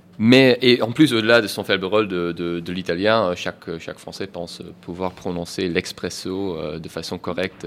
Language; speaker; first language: French; non-native, fluent; Dutch